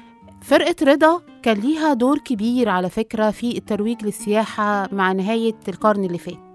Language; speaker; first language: Arabic; native; Arabic